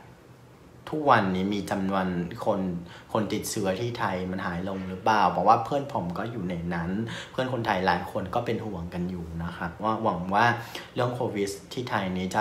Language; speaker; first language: Thai; non-native, fluent; Vietnamese